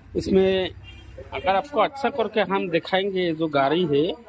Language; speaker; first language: Hindi; non-native, local second language; Bangla